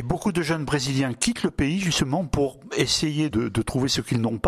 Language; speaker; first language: French; native; French